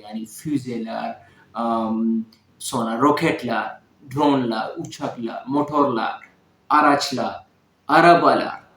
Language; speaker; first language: Turkish; non-native, learner; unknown